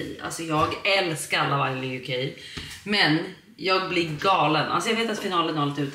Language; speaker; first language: Swedish; native; Swedish